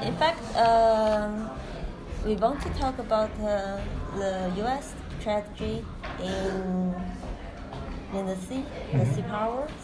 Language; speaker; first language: English; non-native, learner; Chinese